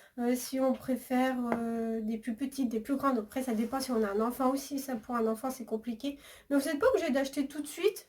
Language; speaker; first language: French; native; French